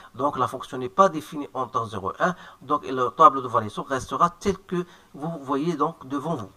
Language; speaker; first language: French; non-native, local second language; Arabic